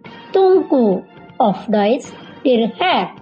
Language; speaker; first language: German; non-native, fluent; Indonesian